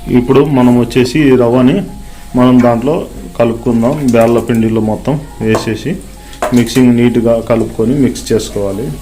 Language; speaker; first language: Telugu; non-native, local second language; Urdu